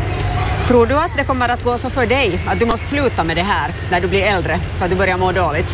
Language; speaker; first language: Swedish; native; Swedish